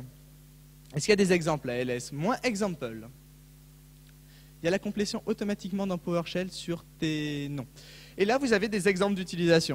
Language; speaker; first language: French; native; French